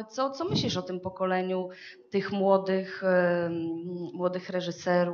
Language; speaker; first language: Polish; non-native, fluent; Czech